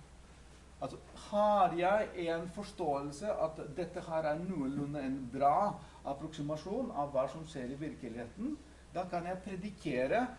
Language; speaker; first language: Norwegian; non-native, fluent; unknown